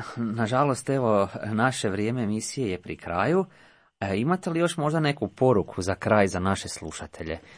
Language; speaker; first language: Croatian; native; Croatian